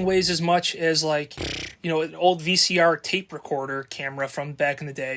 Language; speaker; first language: English; native; English